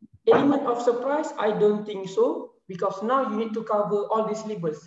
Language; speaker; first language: English; non-native, local second language; Malay